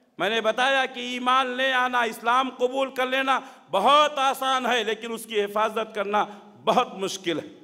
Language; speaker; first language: Urdu; native; Urdu